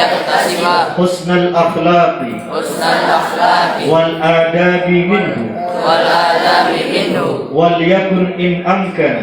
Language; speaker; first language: Arabic; non-native, fluent; Indonesian